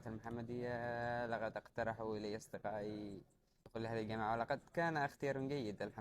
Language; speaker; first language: Arabic; non-native, learner; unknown